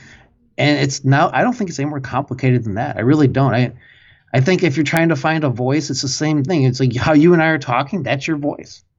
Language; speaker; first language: English; native; English